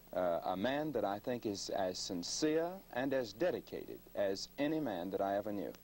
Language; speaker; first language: English; native; English